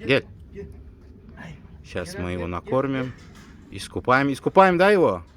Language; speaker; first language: Russian; native; Russian